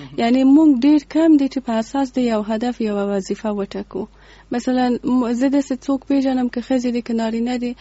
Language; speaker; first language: Pashto; non-native, local second language; Persian